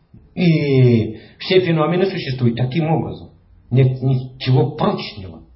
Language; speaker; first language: Russian; native; Russian